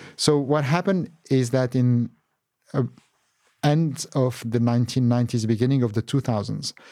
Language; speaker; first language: English; non-native, fluent; Arabic